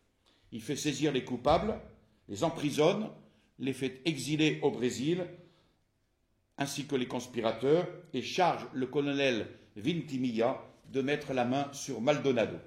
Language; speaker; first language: French; native; French